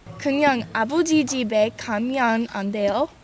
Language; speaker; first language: Korean; non-native, learner; English